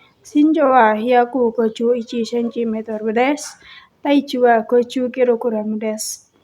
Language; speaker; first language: Japanese; non-native, learner; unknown